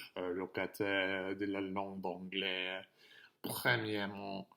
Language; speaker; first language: French; non-native, learner; English